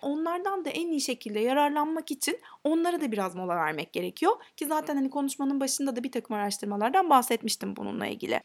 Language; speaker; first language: Turkish; native; Turkish